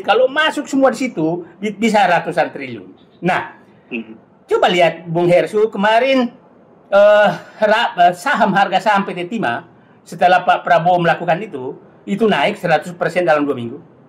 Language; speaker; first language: Indonesian; native; Indonesian